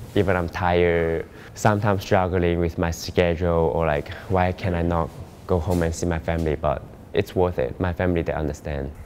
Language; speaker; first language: English; non-native, fluent; Chinese